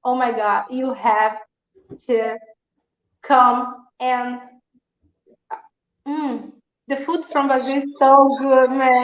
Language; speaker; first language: English; non-native, learner; Portuguese